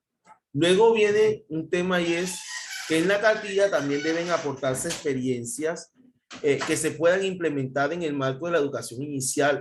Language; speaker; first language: Spanish; native; Spanish